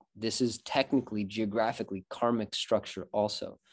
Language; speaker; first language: English; native; English